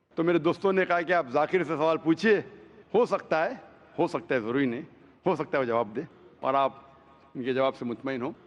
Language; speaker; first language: Hindi; non-native, local second language; Konkani